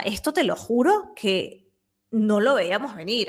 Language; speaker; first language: Spanish; native; Spanish